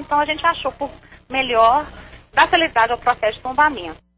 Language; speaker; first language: Portuguese; native; Portuguese